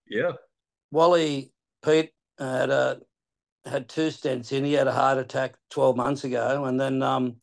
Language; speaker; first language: English; native; English